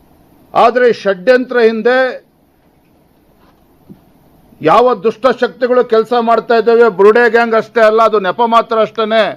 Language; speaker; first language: Kannada; native; Kannada